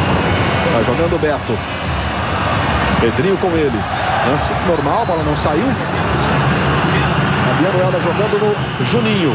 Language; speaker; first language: Portuguese; native; Portuguese